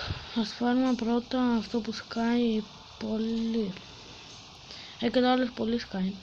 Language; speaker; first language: Greek; native; Greek